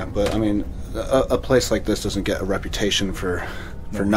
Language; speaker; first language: English; native; English